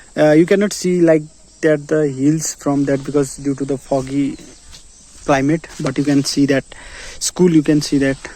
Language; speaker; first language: English; non-native, local second language; Nepali